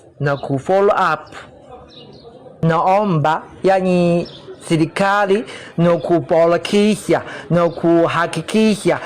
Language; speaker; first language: Swahili; non-native, learner; Chinese